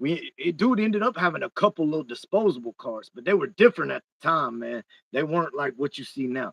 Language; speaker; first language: English; native; English